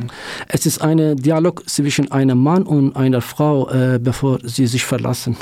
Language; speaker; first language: German; non-native, learner; Kurdish